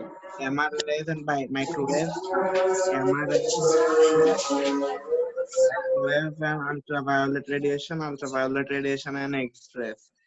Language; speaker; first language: English; non-native, local second language; Bangla